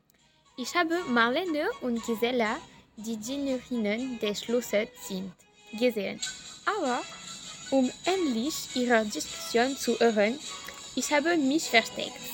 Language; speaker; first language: German; non-native, learner; French